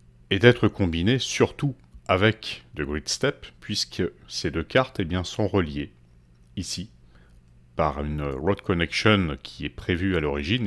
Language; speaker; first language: French; native; French